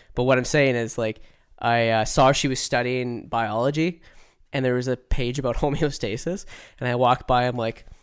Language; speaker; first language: English; native; English